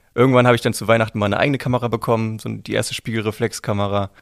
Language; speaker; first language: German; native; German